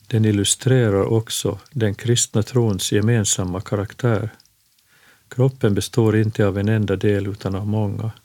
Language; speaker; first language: Swedish; native; Swedish